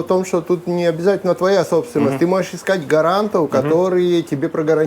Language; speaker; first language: Russian; native; Russian